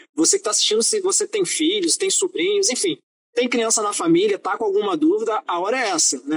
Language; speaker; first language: Portuguese; native; Portuguese